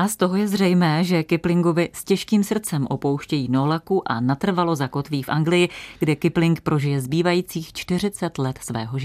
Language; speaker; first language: Czech; native; Czech